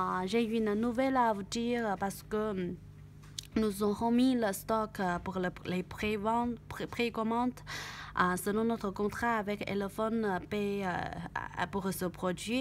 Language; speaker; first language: French; non-native, learner; Chinese